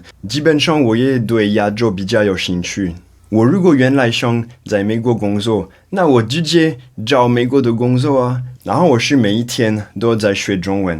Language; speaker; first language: Chinese; non-native, fluent; French